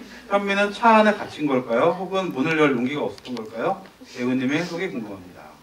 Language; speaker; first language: Korean; native; Korean